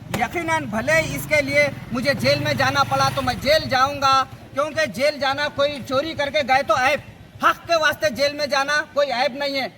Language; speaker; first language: Hindi; non-native, local second language; Urdu